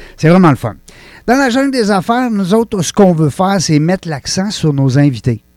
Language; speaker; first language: French; native; French